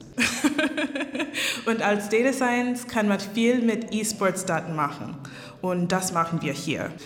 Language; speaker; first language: German; non-native, fluent; English